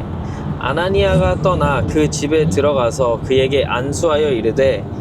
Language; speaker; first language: Korean; native; Korean